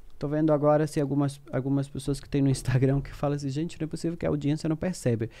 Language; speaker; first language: Portuguese; non-native, fluent; Spanish